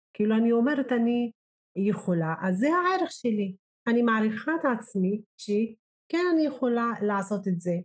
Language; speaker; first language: Hebrew; non-native, local second language; Arabic